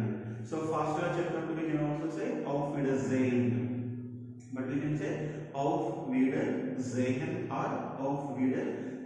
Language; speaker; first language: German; non-native, learner; Telugu